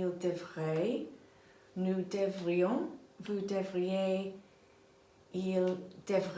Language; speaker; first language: French; non-native, learner; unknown